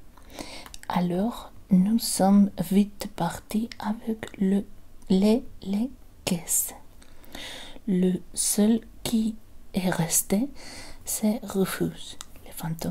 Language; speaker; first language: French; non-native, learner; Spanish